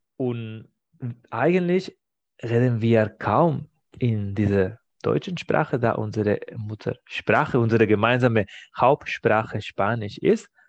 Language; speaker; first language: German; non-native, fluent; Spanish